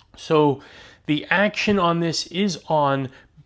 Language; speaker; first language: English; native; English